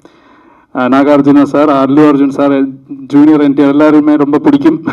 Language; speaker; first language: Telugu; non-native, learner; Malayalam